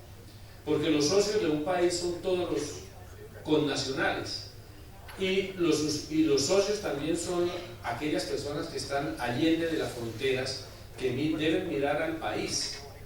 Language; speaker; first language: Spanish; native; Spanish